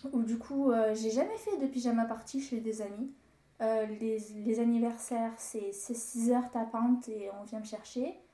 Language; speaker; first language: French; early bilingual, other home language; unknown